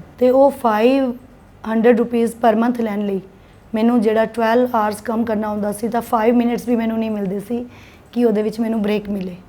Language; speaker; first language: Punjabi; non-native, local second language; Hindi